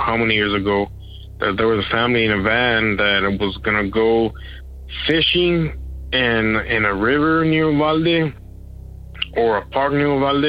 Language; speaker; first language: English; native; English